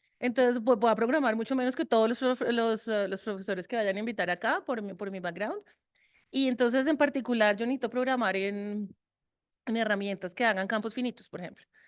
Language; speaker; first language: Spanish; early bilingual, other home language; French